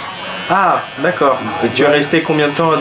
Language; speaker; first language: French; native; French